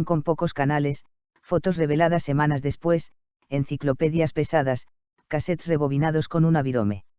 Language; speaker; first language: Spanish; native; Spanish